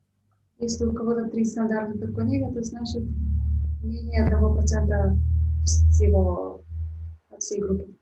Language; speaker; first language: Russian; native; Russian